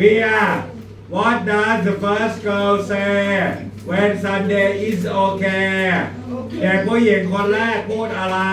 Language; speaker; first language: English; non-native, fluent; Thai